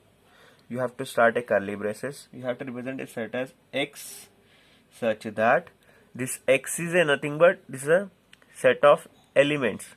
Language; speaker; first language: English; non-native, local second language; Telugu